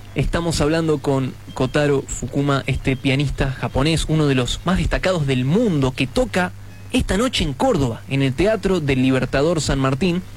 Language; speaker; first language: Spanish; native; Spanish